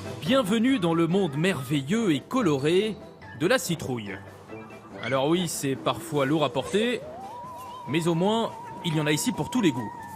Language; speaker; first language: French; native; French